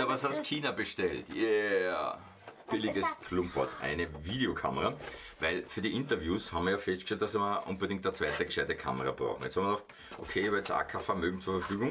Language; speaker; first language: German; native; German